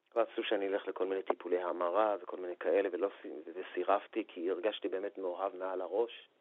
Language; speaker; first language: Hebrew; non-native, fluent; Persian